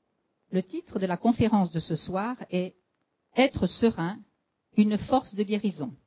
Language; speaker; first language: French; native; French